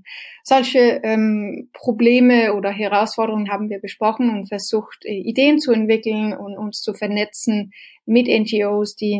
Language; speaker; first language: German; non-native, fluent; Danish